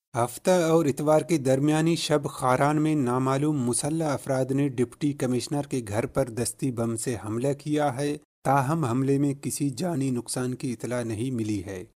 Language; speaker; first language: Urdu; non-native, local second language; Baluchi